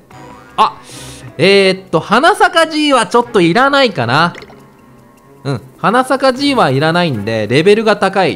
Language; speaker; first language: Japanese; native; Japanese